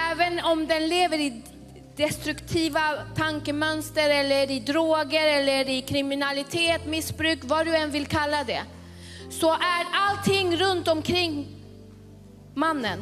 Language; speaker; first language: Swedish; early bilingual, other home language; Spanish